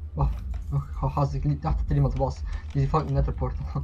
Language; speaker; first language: Dutch; native; Dutch